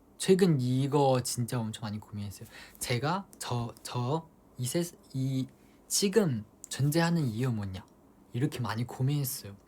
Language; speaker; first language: Korean; non-native, fluent; Chinese